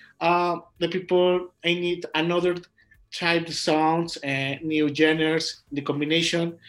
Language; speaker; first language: English; non-native, learner; Spanish